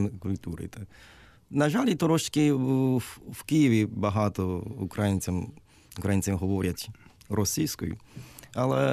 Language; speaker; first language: Ukrainian; non-native, learner; Japanese